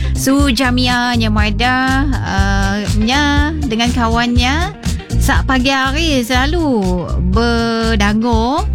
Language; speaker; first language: Malay; native; Malay